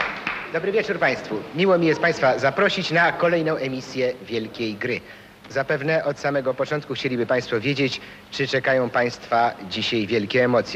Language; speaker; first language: Polish; native; Polish